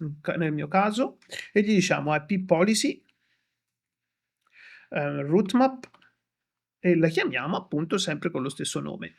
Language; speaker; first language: Italian; native; Italian